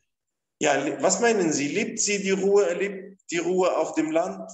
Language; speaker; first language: German; non-native, fluent; Arabic